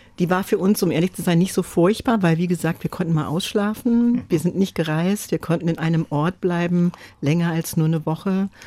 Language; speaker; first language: German; non-native, fluent; English